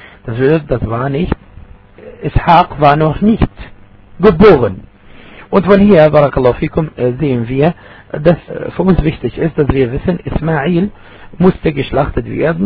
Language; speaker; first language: German; non-native, fluent; Arabic